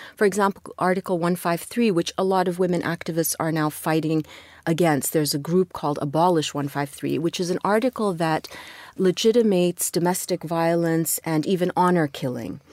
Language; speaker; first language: English; non-native, fluent; Arabic